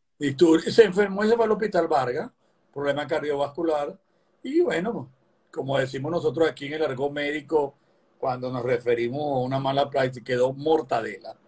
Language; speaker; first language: Spanish; native; Spanish